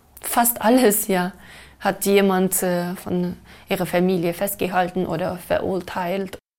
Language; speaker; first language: German; non-native, learner; Uyghur